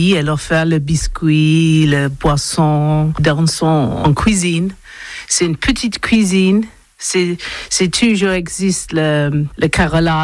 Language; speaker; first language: French; non-native, learner; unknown